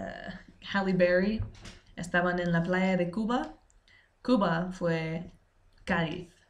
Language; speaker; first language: Spanish; non-native, learner; English